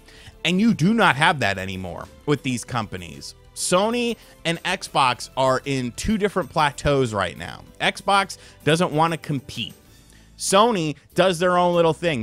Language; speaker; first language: English; native; English